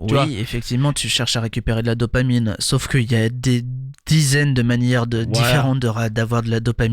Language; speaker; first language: French; native; French